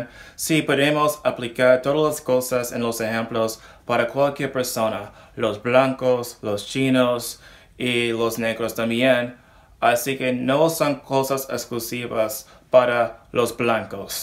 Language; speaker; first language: Spanish; non-native, learner; English